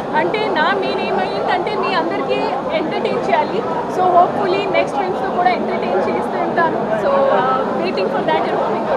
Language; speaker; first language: Telugu; non-native, learner; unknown